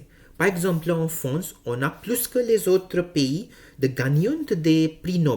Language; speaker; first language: French; non-native, learner; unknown